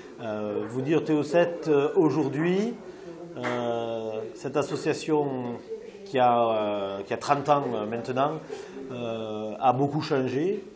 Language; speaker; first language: French; native; French